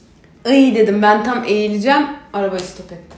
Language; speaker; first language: Turkish; native; Turkish